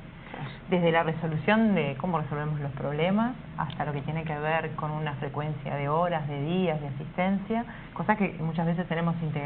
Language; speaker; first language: Spanish; native; Spanish